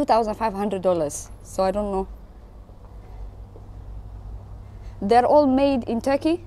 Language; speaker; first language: English; non-native, fluent; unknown